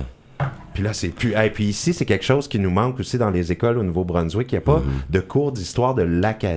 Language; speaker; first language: French; native; French